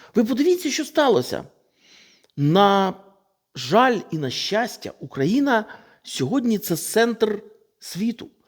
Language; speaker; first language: Ukrainian; non-native, local second language; Russian